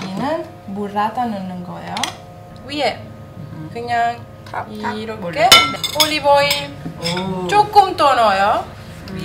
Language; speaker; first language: Korean; non-native, learner; Italian